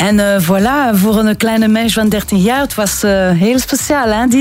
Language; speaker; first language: Dutch; non-native, local second language; French